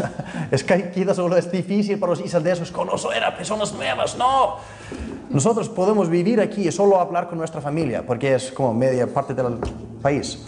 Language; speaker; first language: Spanish; non-native, fluent; Icelandic